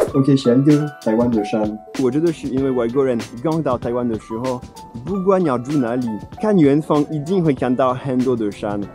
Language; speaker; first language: Chinese; non-native, fluent; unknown